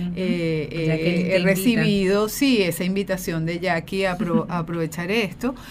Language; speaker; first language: Spanish; native; Spanish